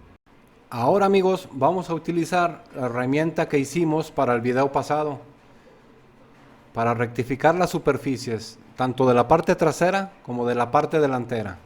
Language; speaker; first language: Spanish; native; Spanish